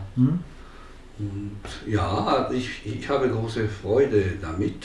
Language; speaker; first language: German; non-native, fluent; Japanese